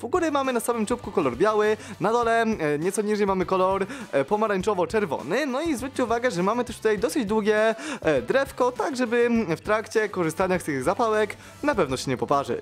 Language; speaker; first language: Polish; native; Polish